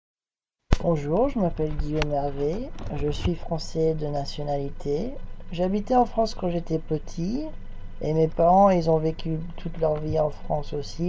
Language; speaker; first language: French; early bilingual, heritage; French